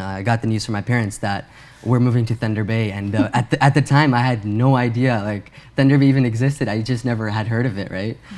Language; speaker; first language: English; early bilingual, other home language; Urdu